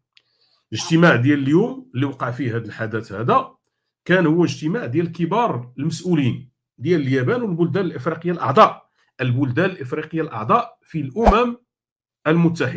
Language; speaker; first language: Arabic; native; Arabic